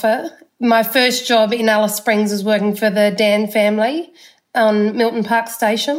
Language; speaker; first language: English; native; English